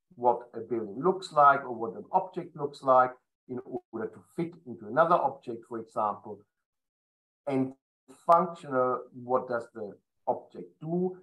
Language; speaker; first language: English; non-native, fluent; German